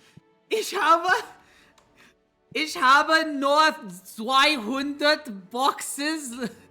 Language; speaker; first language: German; non-native, learner; English